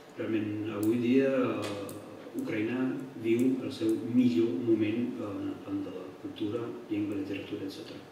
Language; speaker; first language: Catalan; non-native, fluent; Russian